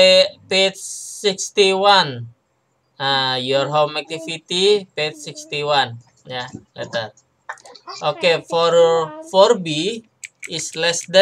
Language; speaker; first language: English; non-native, learner; Indonesian